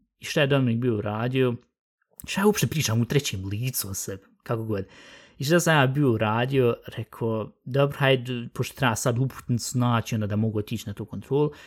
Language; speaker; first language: Bosnian; early bilingual, heritage; Bosnian